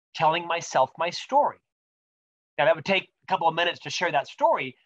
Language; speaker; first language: English; native; English